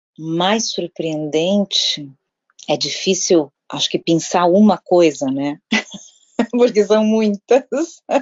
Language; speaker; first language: Portuguese; native; Portuguese